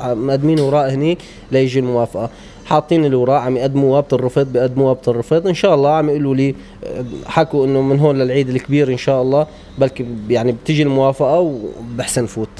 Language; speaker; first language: Arabic; native; Arabic